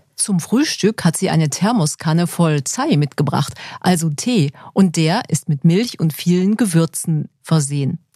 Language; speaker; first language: German; native; German